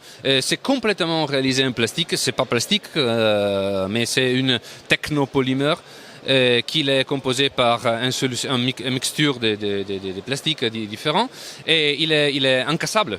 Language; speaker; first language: French; non-native, learner; Italian